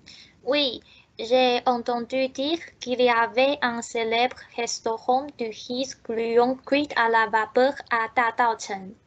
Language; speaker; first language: French; non-native, learner; Chinese